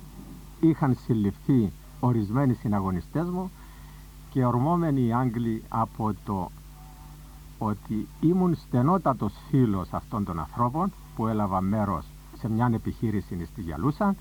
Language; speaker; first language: Greek; native; Greek